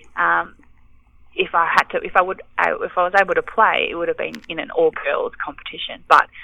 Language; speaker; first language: English; native; English